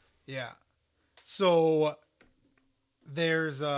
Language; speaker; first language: English; native; English